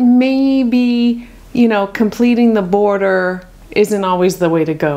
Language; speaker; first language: English; native; English